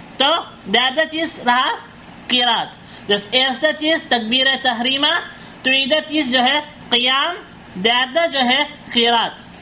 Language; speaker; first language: Urdu; non-native, fluent; Caribbean Hindustani